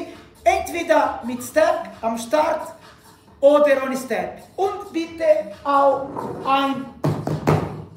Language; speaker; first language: German; non-native, learner; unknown